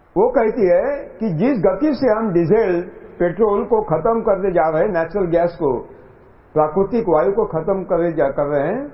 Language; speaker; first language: Hindi; non-native, local second language; Marathi